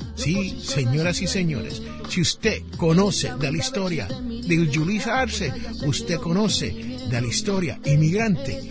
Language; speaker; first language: Spanish; early bilingual, heritage; Spanish